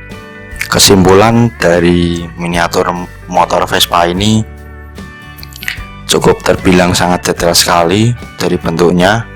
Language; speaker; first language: Indonesian; native; Indonesian